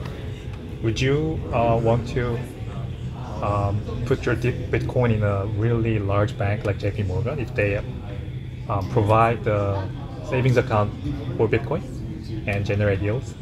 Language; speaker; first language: English; non-native, fluent; Korean